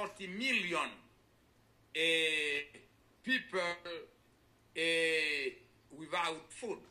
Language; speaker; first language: English; non-native, learner; Haitian Creole